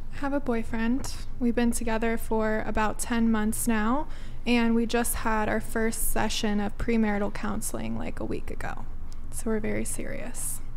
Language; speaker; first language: English; native; English